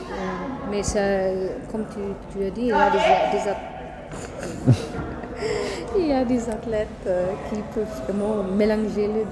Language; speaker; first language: French; non-native, fluent; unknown